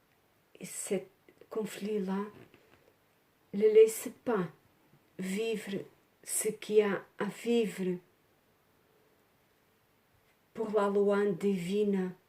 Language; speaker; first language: French; non-native, learner; Portuguese